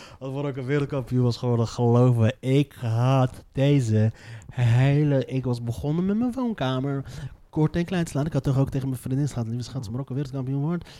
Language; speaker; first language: Dutch; native; Dutch